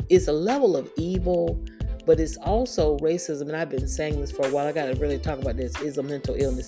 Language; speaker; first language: English; native; English